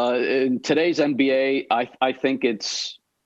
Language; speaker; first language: English; native; English